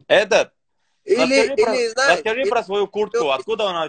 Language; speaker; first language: Russian; native; Russian